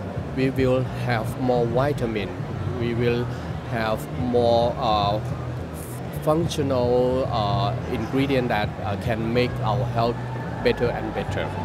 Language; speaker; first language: English; non-native, learner; Thai